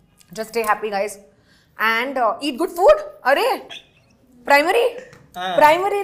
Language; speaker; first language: Telugu; non-native, fluent; Hindi